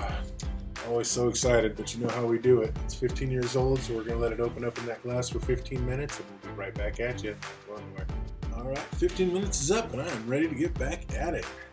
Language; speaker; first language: English; native; English